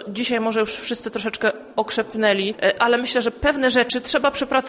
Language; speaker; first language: Polish; native; Polish